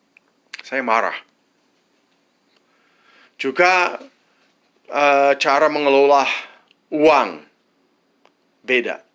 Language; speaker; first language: Indonesian; non-native, fluent; English